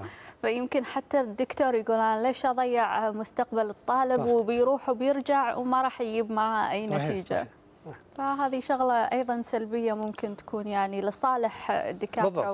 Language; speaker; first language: Arabic; native; Arabic